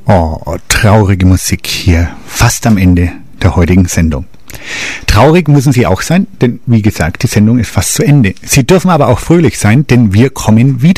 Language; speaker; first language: German; native; German